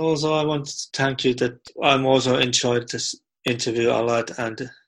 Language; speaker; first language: English; non-native, fluent; Finnish